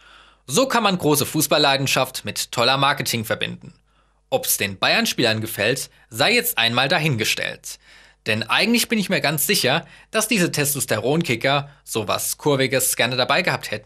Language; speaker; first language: German; native; German